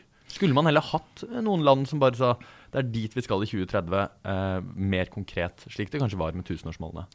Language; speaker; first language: Norwegian; native; Norwegian